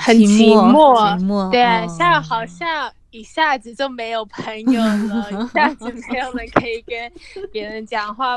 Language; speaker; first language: Chinese; early bilingual, heritage; English